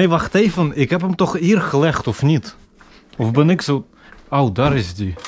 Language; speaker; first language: Dutch; non-native, fluent; Russian